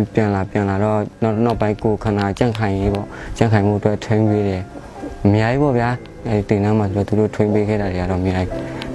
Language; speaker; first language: Burmese; non-native, local second language; S'gaw Karen